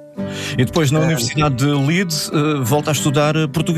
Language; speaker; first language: Portuguese; native; Portuguese